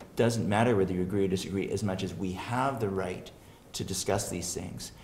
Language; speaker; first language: English; native; English